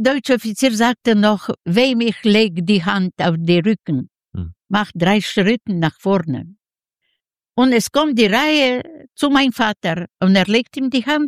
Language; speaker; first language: German; non-native, learner; Yiddish